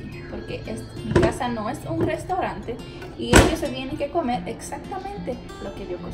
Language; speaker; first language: Spanish; early bilingual, heritage; Spanish